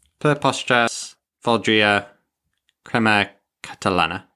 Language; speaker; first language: Catalan; non-native, learner; English